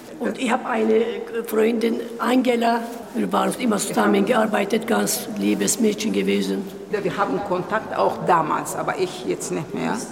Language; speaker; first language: German; non-native, learner; Turkish